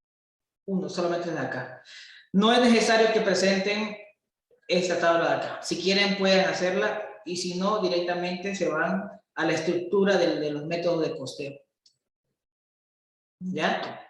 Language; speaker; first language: Spanish; native; Spanish